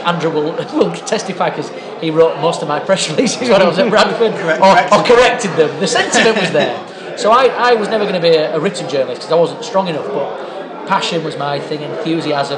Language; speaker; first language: English; native; English